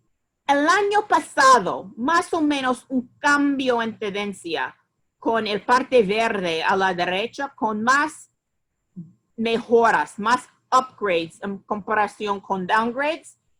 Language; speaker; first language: Spanish; non-native, fluent; English